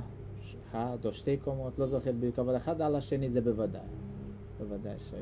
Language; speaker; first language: Hebrew; non-native, fluent; Hungarian